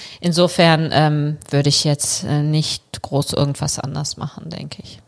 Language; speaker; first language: German; early bilingual, other home language; Bulgarian